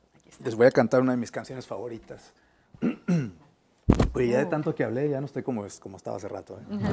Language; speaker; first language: Spanish; native; Spanish